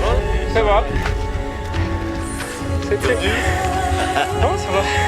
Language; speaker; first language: French; native; French